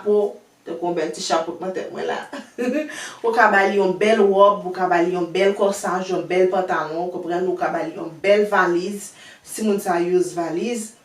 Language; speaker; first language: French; non-native, learner; Haitian Creole